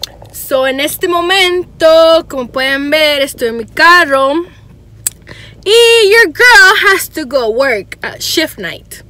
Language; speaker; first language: Spanish; early bilingual, heritage; Spanish